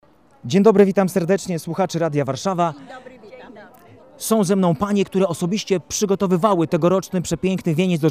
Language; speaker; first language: Polish; native; Polish